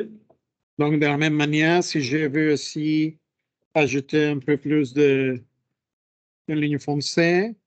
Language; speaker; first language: French; non-native, fluent; Spanish